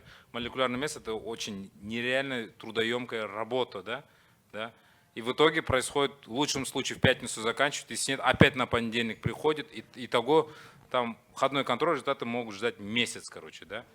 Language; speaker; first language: Russian; native; Russian